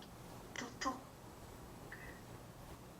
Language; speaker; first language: Korean; non-native, learner; English